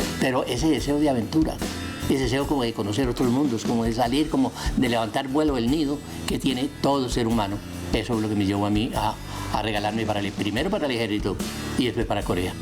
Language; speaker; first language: Spanish; native; Spanish